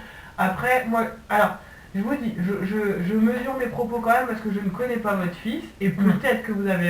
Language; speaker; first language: French; native; French